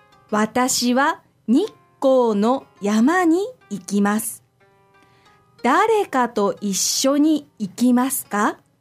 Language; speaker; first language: Japanese; native; Japanese